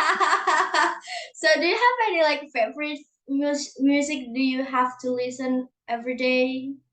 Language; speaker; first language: English; non-native, learner; Indonesian